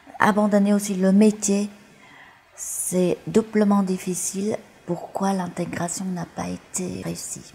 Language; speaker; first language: French; early bilingual, other home language; Vietnamese